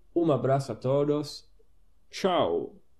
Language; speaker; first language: Portuguese; non-native, fluent; Italian